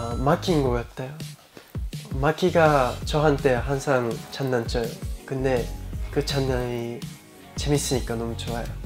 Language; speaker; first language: Korean; non-native, fluent; Japanese